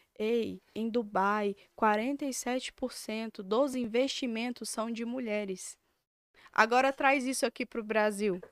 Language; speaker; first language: Portuguese; native; Portuguese